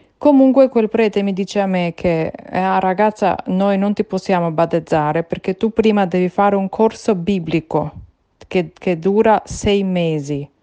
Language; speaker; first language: Italian; non-native, learner; Albanian